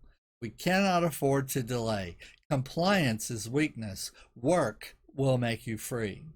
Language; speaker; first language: English; native; English